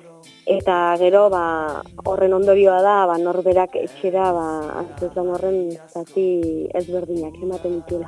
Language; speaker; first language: Basque; native; Basque